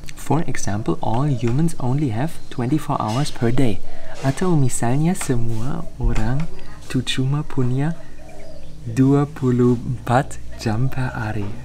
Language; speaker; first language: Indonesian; non-native, learner; German